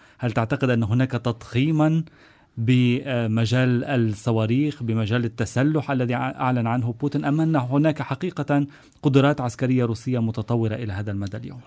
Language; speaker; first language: Arabic; native; Arabic